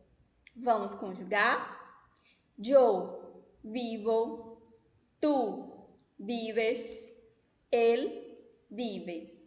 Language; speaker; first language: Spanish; non-native, fluent; Portuguese